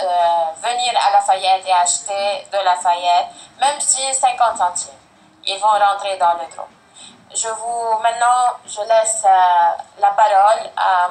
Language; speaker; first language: French; non-native, fluent; Arabic